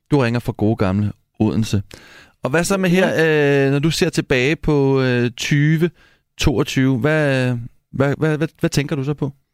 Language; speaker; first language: Danish; native; Danish